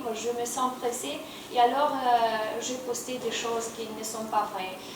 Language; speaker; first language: French; non-native, learner; Romanian